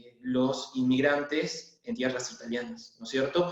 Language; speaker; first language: Spanish; non-native, fluent; Italian